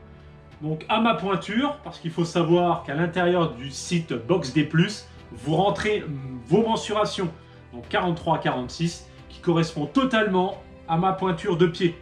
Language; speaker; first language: French; native; French